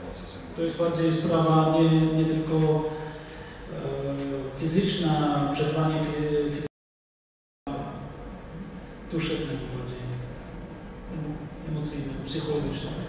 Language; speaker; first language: Polish; non-native, fluent; Georgian